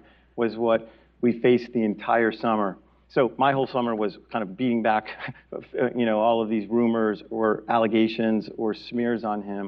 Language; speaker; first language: English; native; English